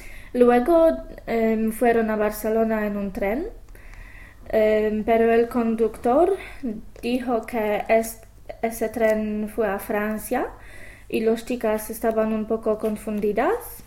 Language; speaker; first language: Spanish; non-native, fluent; English